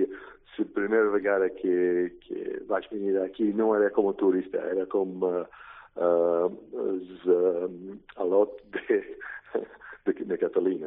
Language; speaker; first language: Catalan; non-native, learner; English